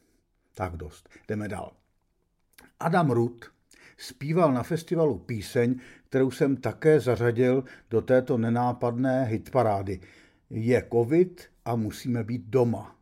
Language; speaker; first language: Czech; native; Czech